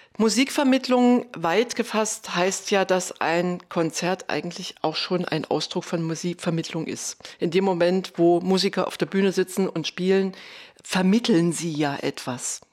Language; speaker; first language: German; native; German